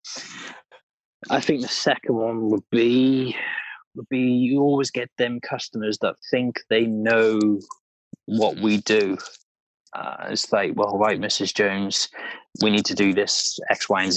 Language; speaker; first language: English; native; English